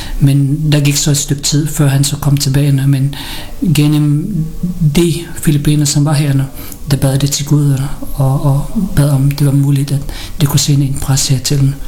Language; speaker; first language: Danish; early bilingual, other home language; Filipino